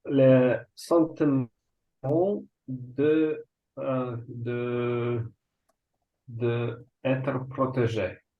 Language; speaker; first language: French; non-native, learner; Russian